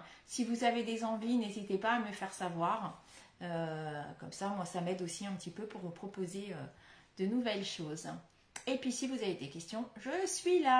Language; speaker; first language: French; native; French